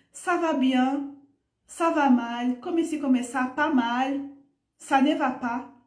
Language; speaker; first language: French; non-native, fluent; Portuguese